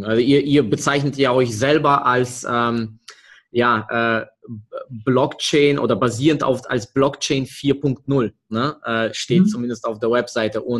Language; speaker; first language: German; native; German